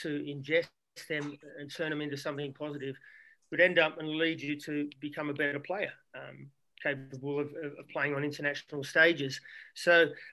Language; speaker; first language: English; native; English